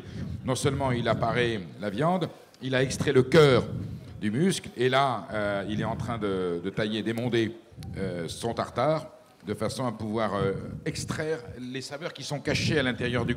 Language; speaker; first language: French; native; French